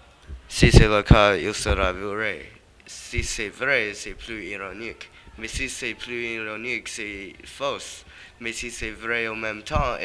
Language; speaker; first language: French; non-native, learner; English